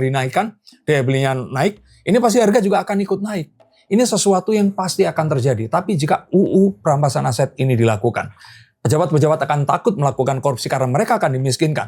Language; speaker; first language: Indonesian; native; Indonesian